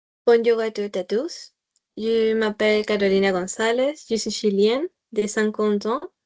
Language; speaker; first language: French; non-native, learner; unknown